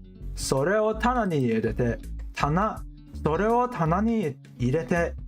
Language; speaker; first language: Japanese; non-native, learner; English